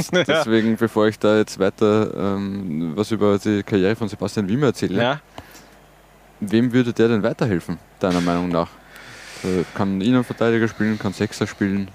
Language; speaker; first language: German; native; German